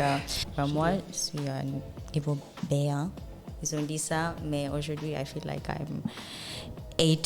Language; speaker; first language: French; non-native, learner; Zulu